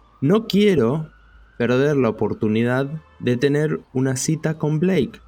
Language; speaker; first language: Spanish; early bilingual, heritage; Spanish